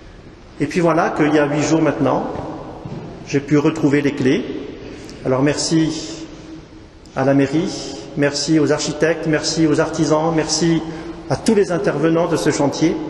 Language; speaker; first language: French; native; French